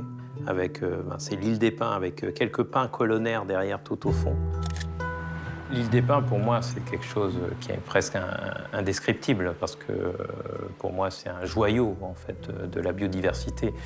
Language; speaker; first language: French; native; French